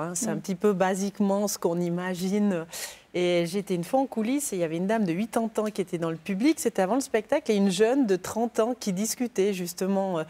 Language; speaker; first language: French; native; French